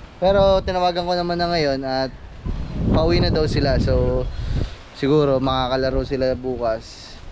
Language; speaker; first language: Filipino; native; Filipino